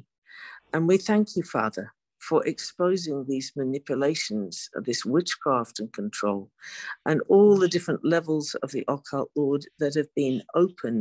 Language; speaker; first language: English; native; English